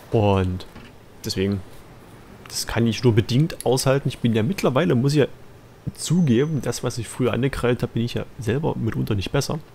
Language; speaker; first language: German; native; German